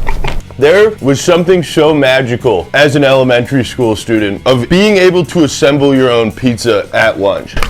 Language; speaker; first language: English; native; English